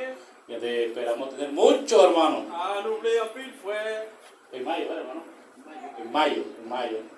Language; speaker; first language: Spanish; native; Spanish